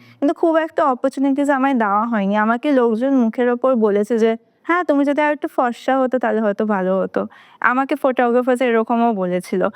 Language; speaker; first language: Bangla; native; Bangla